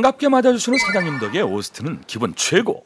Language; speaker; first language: Korean; native; Korean